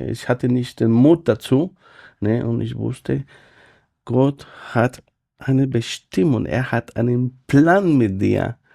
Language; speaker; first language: German; non-native, fluent; Spanish